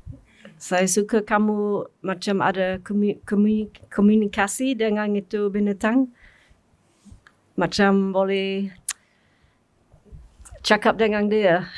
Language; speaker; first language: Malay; non-native, learner; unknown